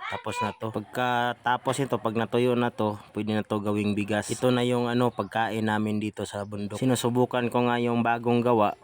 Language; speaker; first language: Filipino; non-native, local second language; Cebuano